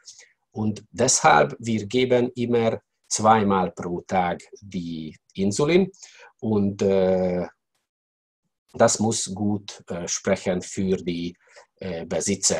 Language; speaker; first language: German; non-native, learner; Hungarian